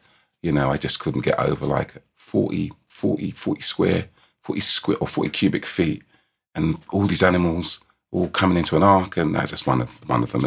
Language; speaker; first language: English; native; English